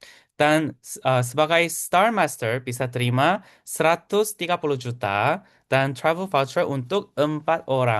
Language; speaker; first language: Indonesian; non-native, fluent; Korean